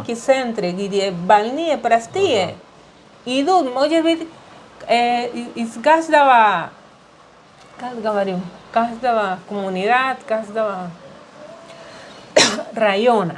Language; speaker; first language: Russian; non-native, learner; Spanish